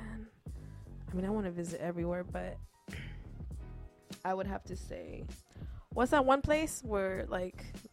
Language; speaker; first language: English; early bilingual, other home language; Spanish